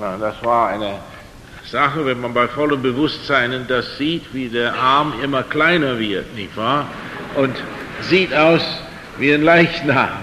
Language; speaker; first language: German; non-native, fluent; English